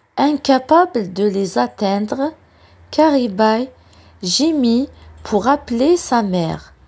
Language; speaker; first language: French; non-native, local second language; Arabic